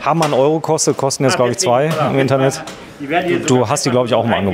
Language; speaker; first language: German; native; German